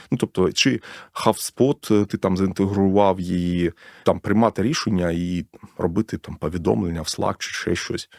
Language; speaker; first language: Ukrainian; non-native, local second language; Russian